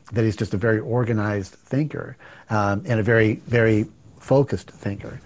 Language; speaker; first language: English; native; English